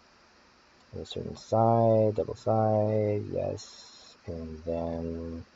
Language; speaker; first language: English; native; English